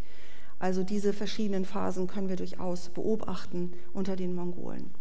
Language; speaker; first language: German; native; German